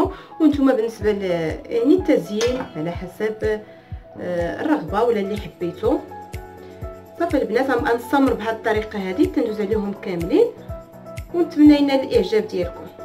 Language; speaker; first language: Arabic; native; Arabic